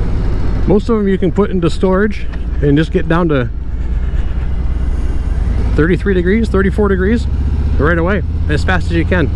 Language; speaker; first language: English; native; English